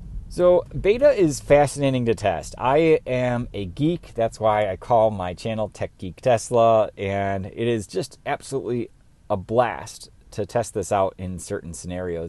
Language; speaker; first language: English; native; English